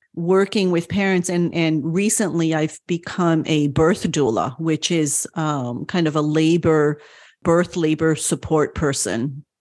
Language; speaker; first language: English; early bilingual, other home language; French